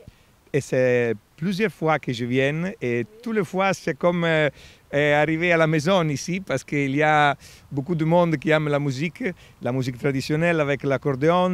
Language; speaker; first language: French; non-native, fluent; Italian